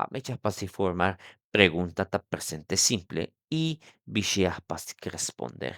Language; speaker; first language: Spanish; non-native, local second language; Tzeltal